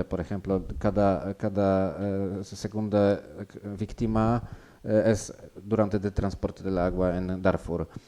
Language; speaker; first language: Spanish; non-native, learner; Polish